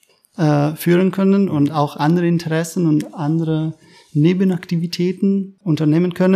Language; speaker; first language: German; non-native, fluent; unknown